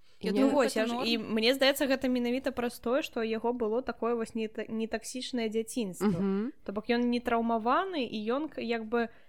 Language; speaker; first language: Belarusian; non-native, local second language; Russian